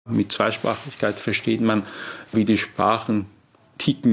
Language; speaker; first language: German; non-native, fluent; Persian